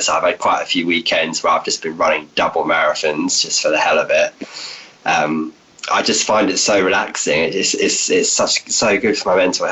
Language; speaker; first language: English; native; English